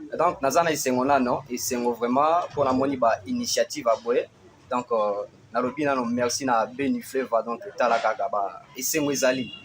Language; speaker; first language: Lingala; non-native, local second language; Swahili